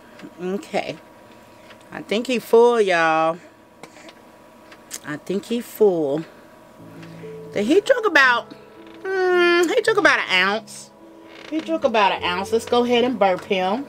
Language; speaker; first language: English; native; English